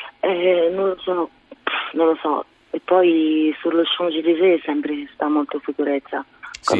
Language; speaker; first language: Italian; non-native, fluent; Arabic